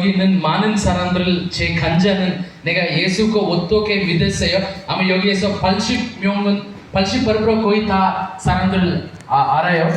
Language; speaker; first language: Korean; non-native, learner; Telugu